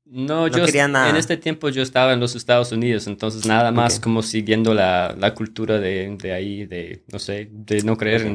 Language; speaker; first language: Spanish; non-native, fluent; English